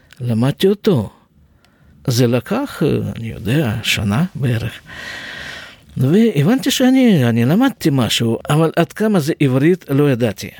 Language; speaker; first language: Hebrew; non-native, fluent; Russian